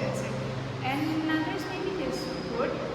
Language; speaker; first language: English; non-native, learner; Indonesian